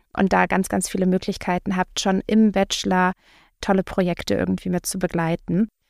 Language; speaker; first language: German; native; German